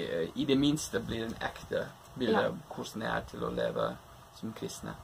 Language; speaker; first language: Norwegian; non-native, fluent; English